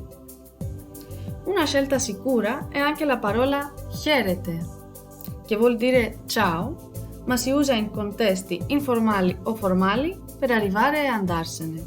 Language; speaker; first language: Italian; native; Italian